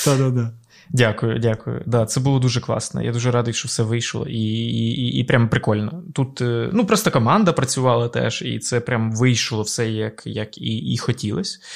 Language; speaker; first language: Ukrainian; native; Ukrainian